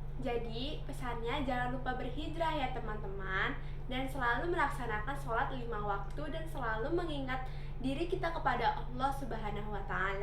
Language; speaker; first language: Indonesian; native; Indonesian